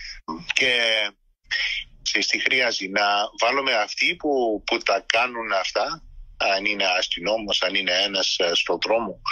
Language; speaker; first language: Greek; early bilingual, heritage; Greek